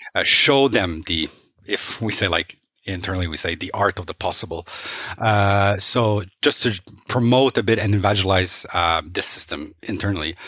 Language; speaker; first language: English; non-native, fluent; French